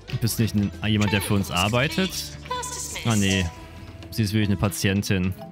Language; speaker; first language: German; native; German